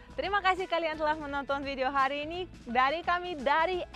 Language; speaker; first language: Indonesian; non-native, fluent; Russian